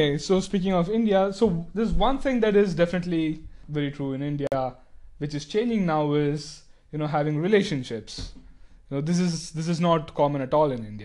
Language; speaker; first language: English; non-native, local second language; Tamil